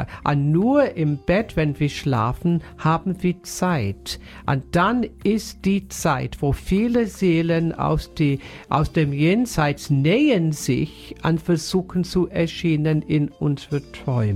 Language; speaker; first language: German; non-native, fluent; English